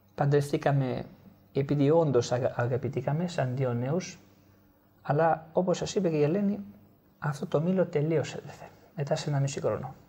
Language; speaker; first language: Greek; non-native, fluent; Italian